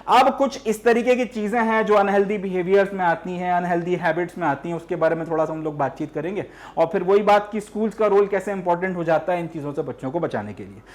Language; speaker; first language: Hindi; native; Hindi